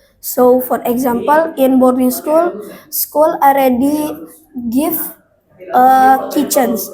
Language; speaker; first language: English; non-native, learner; Indonesian